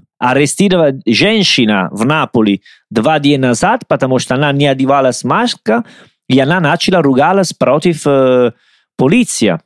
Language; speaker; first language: Russian; non-native, learner; Italian